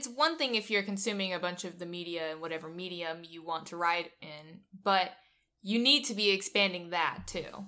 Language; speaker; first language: English; native; English